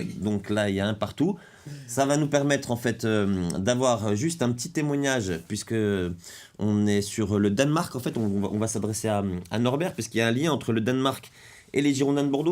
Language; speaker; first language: French; native; French